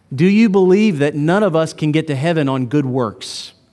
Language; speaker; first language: English; native; English